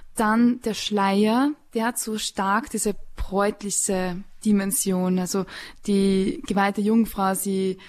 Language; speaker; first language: German; native; German